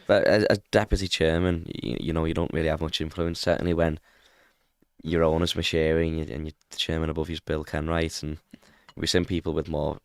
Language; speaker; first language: English; native; English